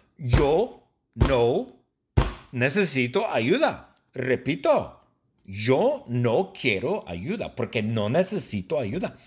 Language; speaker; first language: Spanish; non-native, fluent; English